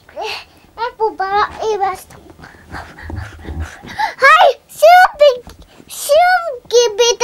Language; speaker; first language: Finnish; early bilingual, other home language; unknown